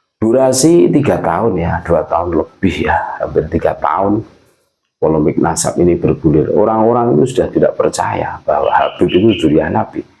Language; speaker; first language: Indonesian; native; Indonesian